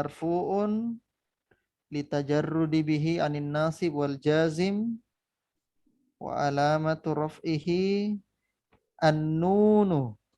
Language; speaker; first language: Arabic; non-native, fluent; Indonesian